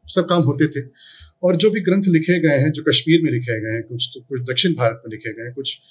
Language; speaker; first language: Hindi; non-native, local second language; Tamil